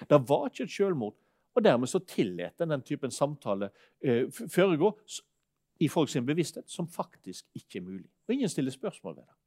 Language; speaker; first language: Norwegian; native; Norwegian